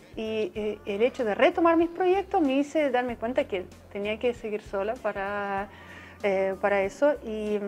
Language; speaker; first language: Spanish; non-native, fluent; Russian